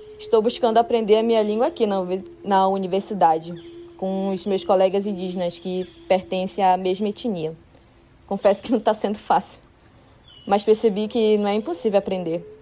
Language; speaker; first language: Portuguese; native; Portuguese